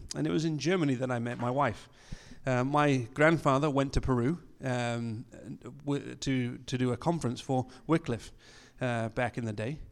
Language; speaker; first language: English; native; English